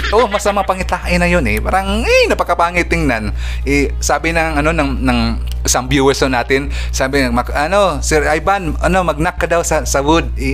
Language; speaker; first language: Filipino; non-native, local second language; Cebuano